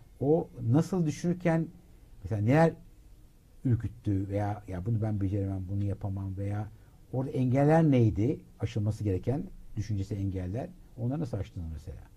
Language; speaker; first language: Turkish; early bilingual, heritage; Turkish